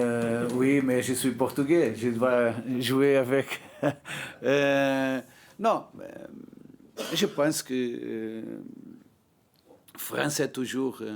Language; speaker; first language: French; non-native, learner; Portuguese